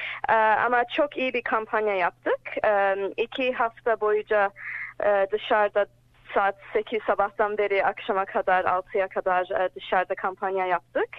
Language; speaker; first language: Turkish; early bilingual, heritage; English